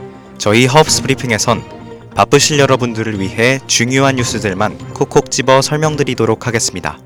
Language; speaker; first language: Korean; native; Korean